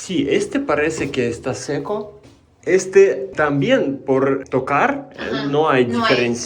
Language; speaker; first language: Spanish; non-native, learner; Russian